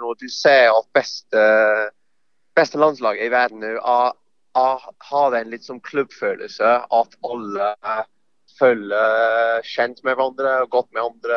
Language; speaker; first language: Norwegian; non-native, fluent; English